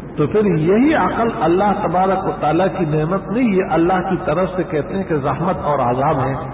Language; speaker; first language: Urdu; non-native, local second language; Pashto